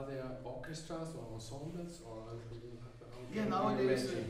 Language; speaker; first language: English; non-native, fluent; German